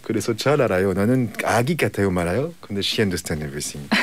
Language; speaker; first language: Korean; non-native, learner; French